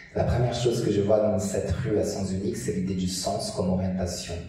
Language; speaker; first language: French; non-native, fluent; Portuguese